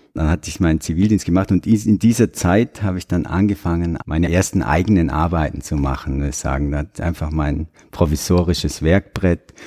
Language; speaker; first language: German; native; German